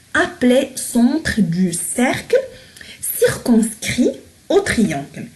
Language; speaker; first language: French; non-native, local second language; Arabic